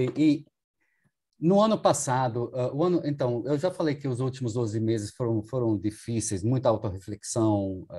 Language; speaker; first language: Portuguese; non-native, fluent; German